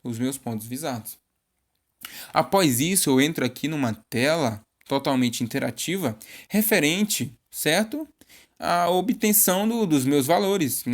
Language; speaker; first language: Portuguese; native; Portuguese